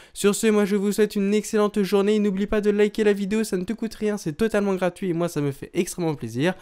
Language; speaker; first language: French; native; French